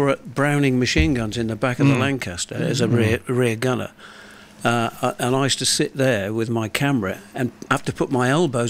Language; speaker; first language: English; native; English